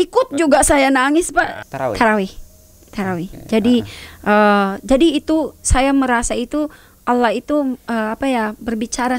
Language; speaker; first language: Indonesian; non-native, learner; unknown